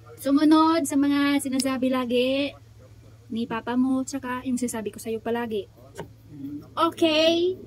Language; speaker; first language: Filipino; non-native, local second language; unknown